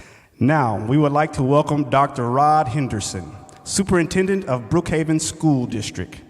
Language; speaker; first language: English; native; English